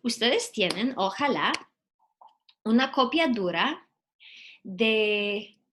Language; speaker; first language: Spanish; non-native, fluent; English